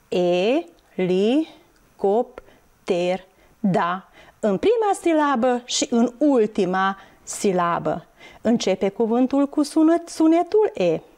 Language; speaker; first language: Romanian; non-native, local second language; Hungarian